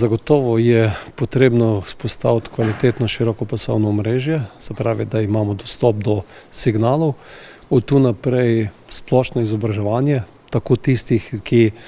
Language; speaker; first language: Slovenian; native; Slovenian